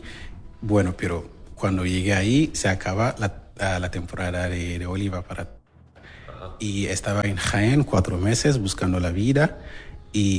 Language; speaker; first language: Spanish; non-native, learner; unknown